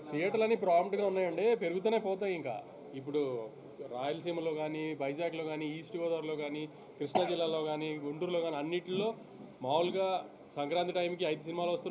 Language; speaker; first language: Telugu; native; Telugu